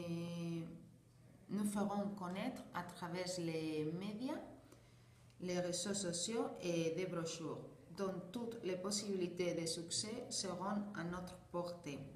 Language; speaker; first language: French; non-native, learner; Spanish